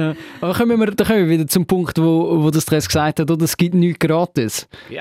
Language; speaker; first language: German; native; German